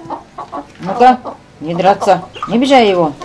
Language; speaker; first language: Russian; native; Russian